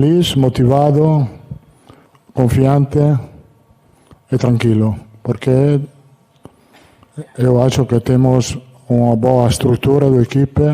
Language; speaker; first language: Portuguese; non-native, learner; Italian